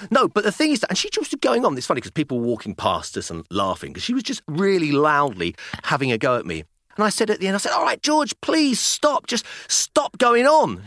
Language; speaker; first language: English; native; English